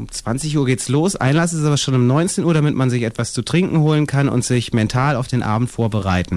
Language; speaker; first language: German; native; German